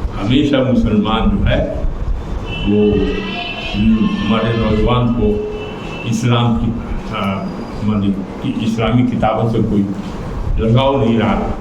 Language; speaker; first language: Urdu; native; Urdu